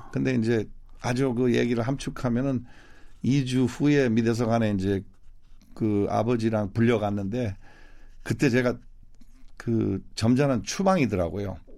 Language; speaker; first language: Korean; non-native, local second language; English